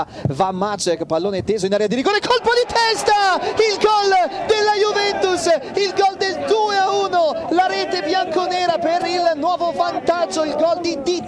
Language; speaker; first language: Italian; native; Italian